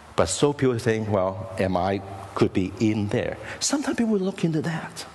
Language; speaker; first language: English; non-native, local second language; Cantonese